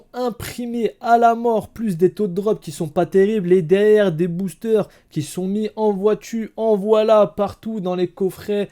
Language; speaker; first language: French; native; French